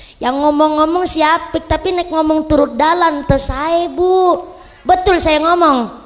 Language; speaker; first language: Indonesian; non-native, local second language; Javanese